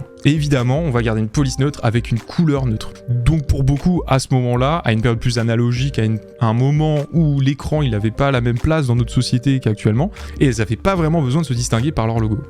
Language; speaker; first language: French; native; French